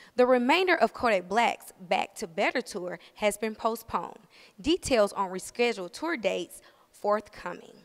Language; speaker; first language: English; native; English